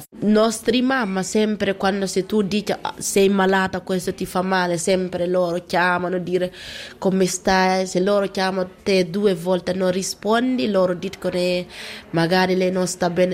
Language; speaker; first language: Italian; non-native, learner; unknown